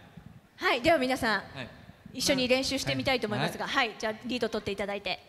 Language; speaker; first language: Japanese; native; Japanese